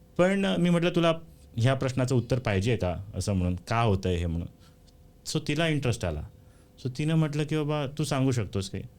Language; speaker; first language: Marathi; non-native, local second language; Konkani